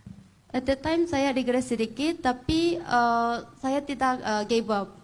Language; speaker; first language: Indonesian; non-native, fluent; Korean